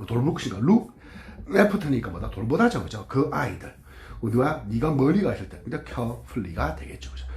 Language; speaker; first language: Korean; native; Korean